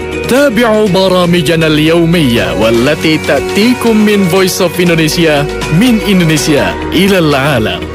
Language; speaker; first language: Arabic; non-native, fluent; Indonesian